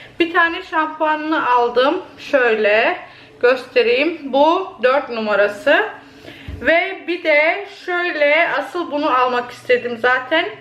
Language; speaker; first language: Turkish; native; Turkish